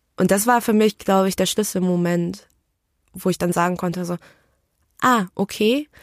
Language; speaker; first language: German; early bilingual, other home language; Vietnamese